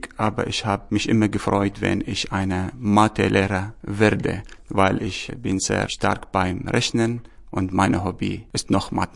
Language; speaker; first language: German; non-native, learner; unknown